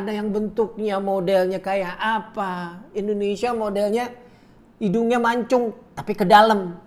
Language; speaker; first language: Indonesian; native; Indonesian